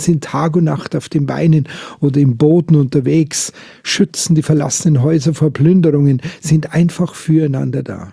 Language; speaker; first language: German; native; German